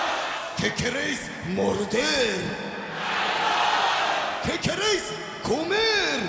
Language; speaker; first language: Spanish; non-native, fluent; Japanese